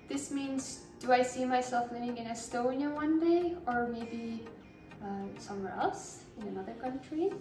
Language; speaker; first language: English; non-native, fluent; Estonian